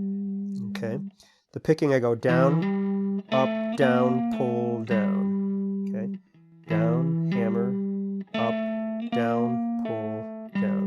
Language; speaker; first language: English; native; English